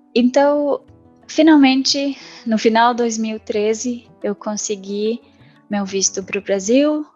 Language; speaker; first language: Portuguese; non-native, fluent; Arabic